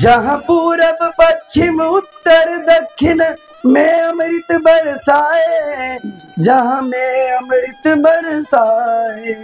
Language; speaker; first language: Hindi; native; Hindi